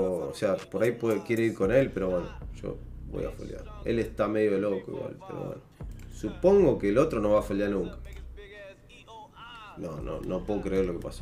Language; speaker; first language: Spanish; native; Spanish